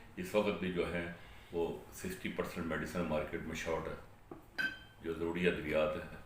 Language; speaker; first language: Urdu; non-native, local second language; Punjabi